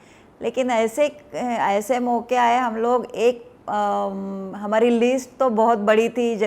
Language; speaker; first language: Hindi; non-native, local second language; Marathi